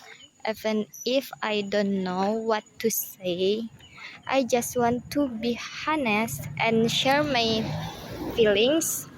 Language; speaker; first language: English; non-native, learner; Indonesian